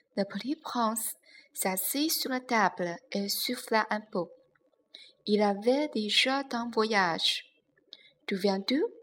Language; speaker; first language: French; non-native, learner; Chinese